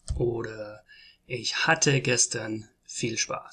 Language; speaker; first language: German; non-native, learner; English